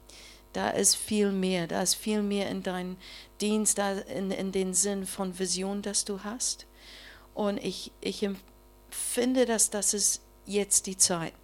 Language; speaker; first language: German; non-native, learner; English